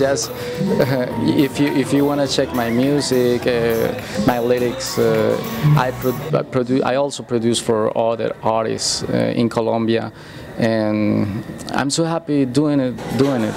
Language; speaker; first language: English; non-native, fluent; Spanish